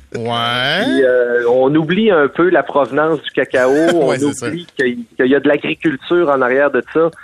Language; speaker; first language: French; native; French